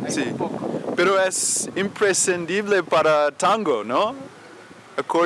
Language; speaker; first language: Spanish; non-native, learner; English